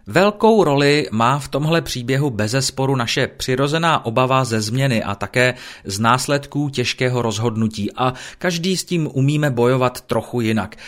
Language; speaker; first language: Czech; native; Czech